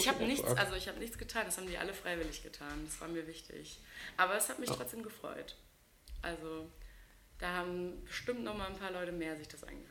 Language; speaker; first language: German; native; German